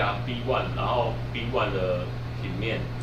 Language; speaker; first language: Chinese; native; Chinese